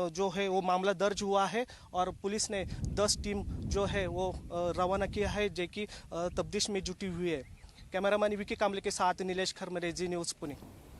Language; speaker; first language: Hindi; non-native, local second language; Marathi